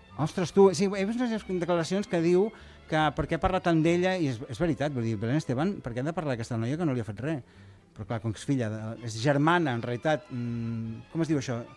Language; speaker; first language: Catalan; native; Catalan